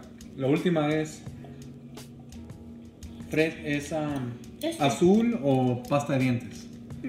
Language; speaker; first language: Spanish; early bilingual, other home language; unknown